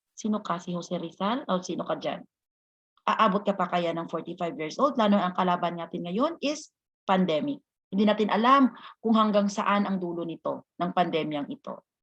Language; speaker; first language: Filipino; non-native, local second language; Hiligaynon